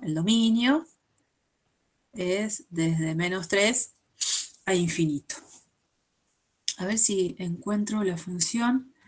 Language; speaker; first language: Spanish; native; Spanish